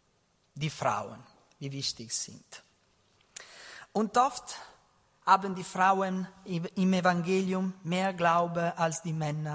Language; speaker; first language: German; non-native, learner; Italian